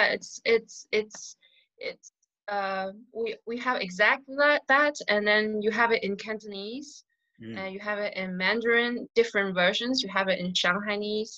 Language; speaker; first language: English; non-native, fluent; Wu Chinese